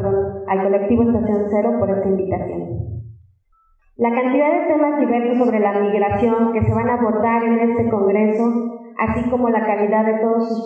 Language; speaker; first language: Spanish; native; Spanish